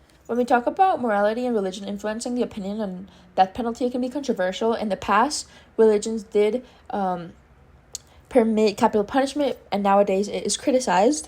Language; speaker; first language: English; non-native, fluent; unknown